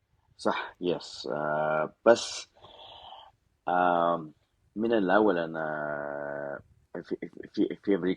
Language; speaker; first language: Arabic; non-native, learner; Spanish